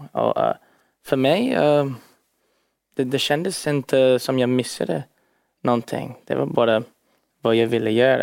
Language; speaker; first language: Swedish; early bilingual, heritage; English